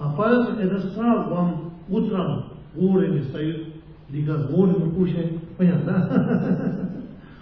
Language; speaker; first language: Russian; non-native, learner; Tibetan